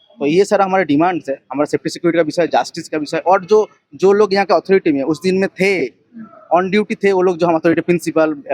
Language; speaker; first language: Hindi; non-native, local second language; Bangla